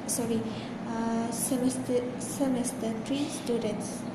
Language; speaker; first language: English; non-native, local second language; Malay